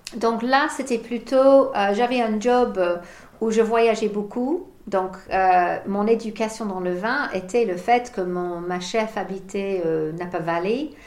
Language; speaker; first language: French; non-native, fluent; English